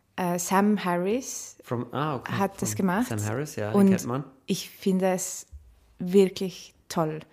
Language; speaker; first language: German; non-native, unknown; Estonian